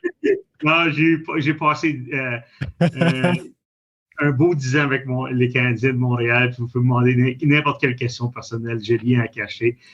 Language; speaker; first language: French; native; French